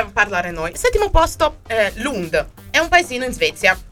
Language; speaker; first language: Italian; native; Italian